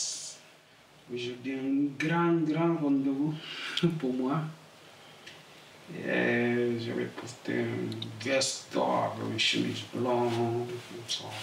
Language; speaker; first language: French; non-native, learner; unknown